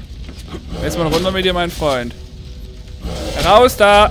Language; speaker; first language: German; native; German